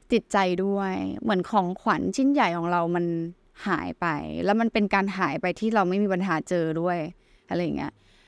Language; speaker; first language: Thai; native; Thai